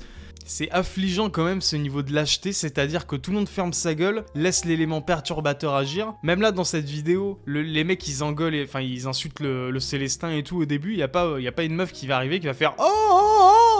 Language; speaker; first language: French; native; French